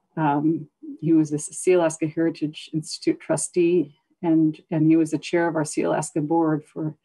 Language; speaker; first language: English; native; English